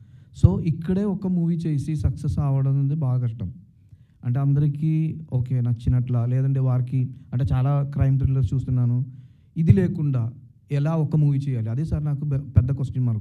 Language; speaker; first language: Telugu; non-native, local second language; Malayalam